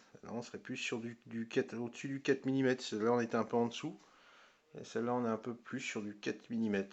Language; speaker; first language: French; native; French